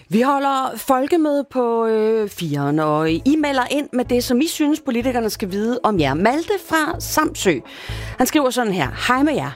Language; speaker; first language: Danish; native; Danish